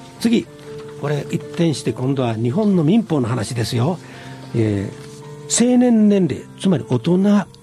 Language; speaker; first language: Japanese; native; Japanese